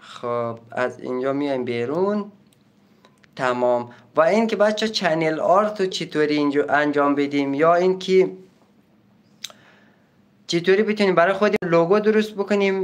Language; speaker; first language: Persian; native; Persian